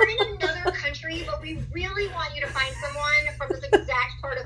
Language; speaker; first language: English; early bilingual, other home language; Spanish